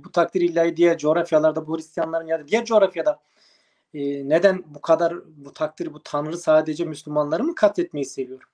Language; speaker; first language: Turkish; native; Turkish